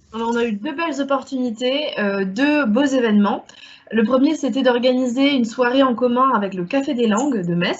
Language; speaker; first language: French; native; French